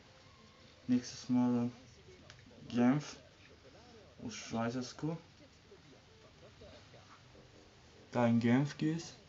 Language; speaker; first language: German; early bilingual, other home language; Serbian